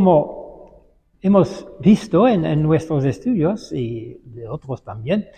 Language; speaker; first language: Spanish; non-native, fluent; Dutch